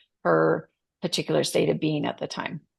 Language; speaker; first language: English; native; English